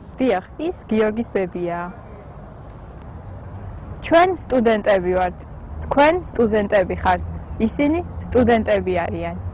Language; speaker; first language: Georgian; non-native, learner; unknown